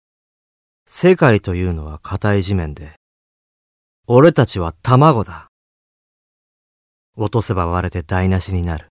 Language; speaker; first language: Japanese; native; Japanese